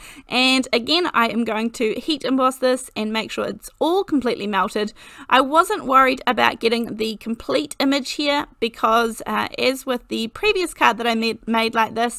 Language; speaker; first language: English; native; English